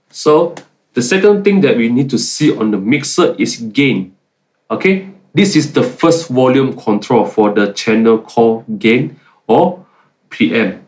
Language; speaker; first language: English; non-native, local second language; Malay